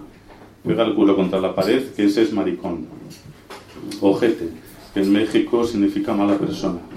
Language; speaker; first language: Spanish; native; Spanish